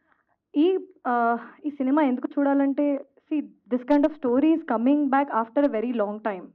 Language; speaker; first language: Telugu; non-native, fluent; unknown